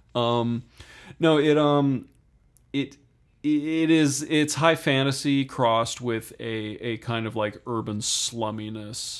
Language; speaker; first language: English; native; English